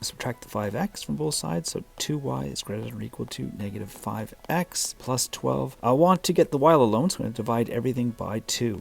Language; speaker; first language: English; native; English